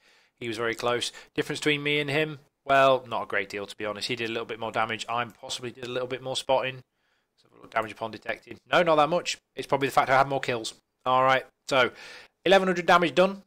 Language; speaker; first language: English; native; English